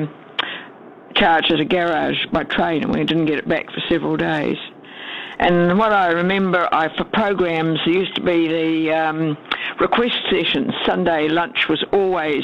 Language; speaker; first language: English; native; English